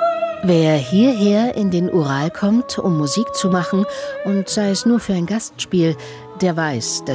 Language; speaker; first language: German; native; German